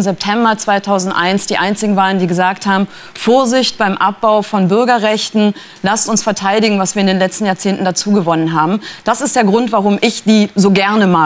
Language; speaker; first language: German; native; German